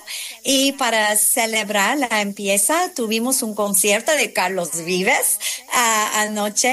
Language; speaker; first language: Spanish; non-native, fluent; English